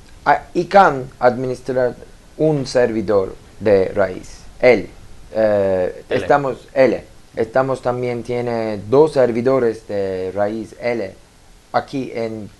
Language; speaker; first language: Spanish; non-native, learner; Turkish